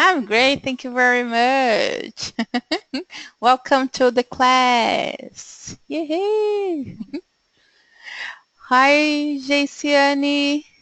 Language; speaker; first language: English; non-native, fluent; Portuguese